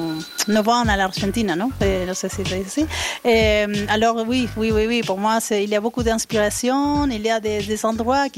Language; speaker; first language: French; non-native, learner; Spanish